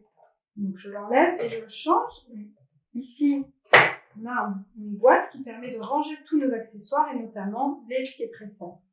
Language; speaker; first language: French; native; French